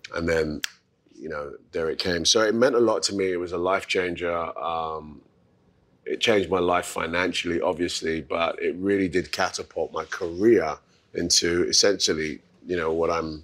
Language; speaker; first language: English; native; English